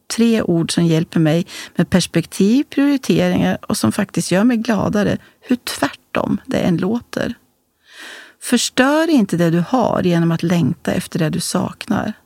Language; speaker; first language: Swedish; native; Swedish